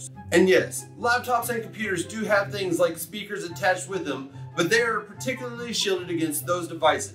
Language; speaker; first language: English; native; English